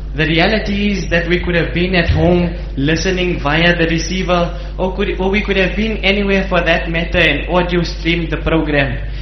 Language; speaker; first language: English; native; English